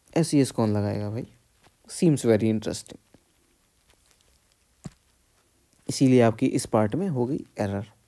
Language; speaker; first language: Hindi; native; Hindi